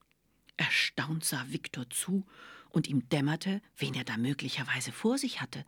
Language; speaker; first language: German; native; German